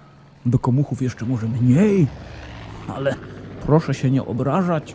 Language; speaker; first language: Polish; native; Polish